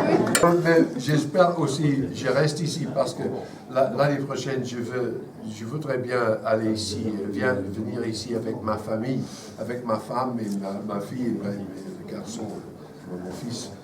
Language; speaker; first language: French; non-native, fluent; English